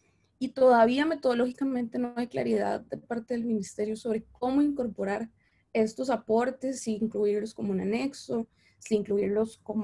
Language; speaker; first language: Spanish; native; Spanish